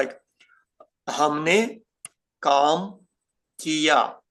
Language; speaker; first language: Hindi; non-native, fluent; Ukrainian